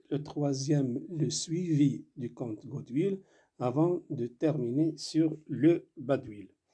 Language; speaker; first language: French; non-native, local second language; Arabic